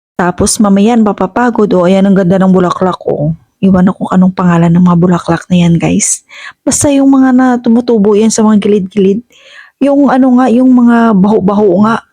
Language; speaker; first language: Filipino; non-native, local second language; Hiligaynon